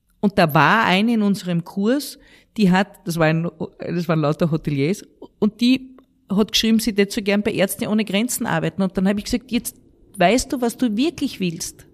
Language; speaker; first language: German; native; German